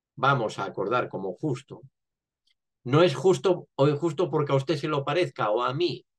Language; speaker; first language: Spanish; native; Spanish